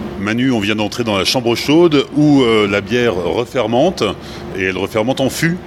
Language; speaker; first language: French; native; French